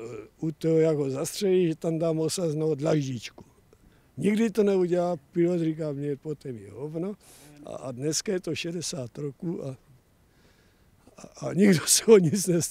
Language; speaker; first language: Czech; native; Czech